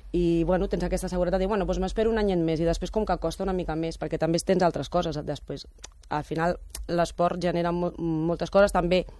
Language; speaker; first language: Catalan; non-native, local second language; Spanish